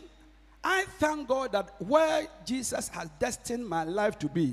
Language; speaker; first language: English; non-native, local second language; Akan